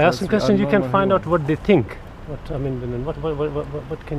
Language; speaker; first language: English; non-native, fluent; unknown